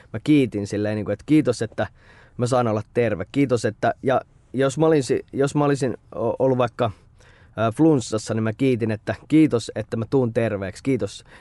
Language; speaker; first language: Finnish; native; Finnish